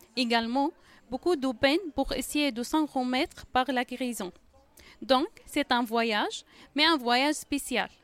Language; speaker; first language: French; non-native, fluent; Arabic